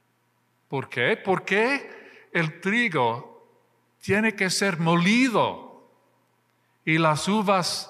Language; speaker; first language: Spanish; non-native, fluent; English